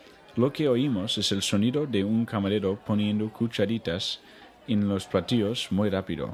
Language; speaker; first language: Spanish; non-native, learner; English